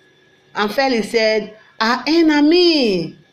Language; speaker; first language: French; non-native, learner; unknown